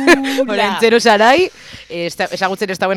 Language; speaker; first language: Basque; native; Basque